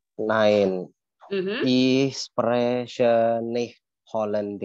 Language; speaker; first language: German; non-native, learner; Indonesian